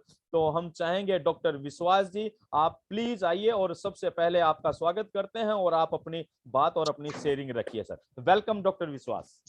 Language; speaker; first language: Hindi; native; Hindi